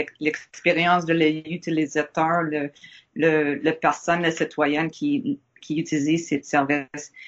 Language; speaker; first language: French; non-native, learner; English